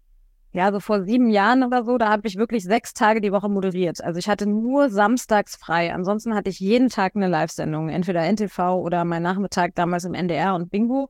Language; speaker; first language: German; native; German